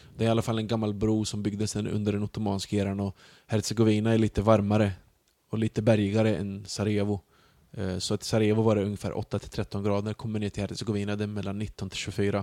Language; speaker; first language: Swedish; early bilingual, other home language; Bosnian